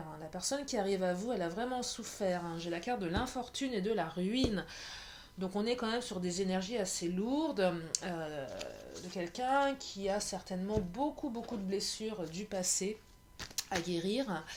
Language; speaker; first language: French; native; French